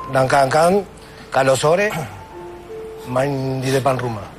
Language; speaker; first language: Indonesian; non-native, fluent; Spanish